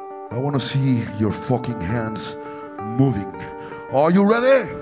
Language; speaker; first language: English; non-native, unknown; Spanish